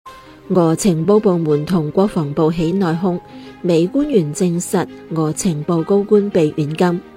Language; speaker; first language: Chinese; non-native, local second language; Cantonese